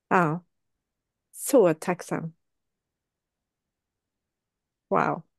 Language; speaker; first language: Swedish; non-native, fluent; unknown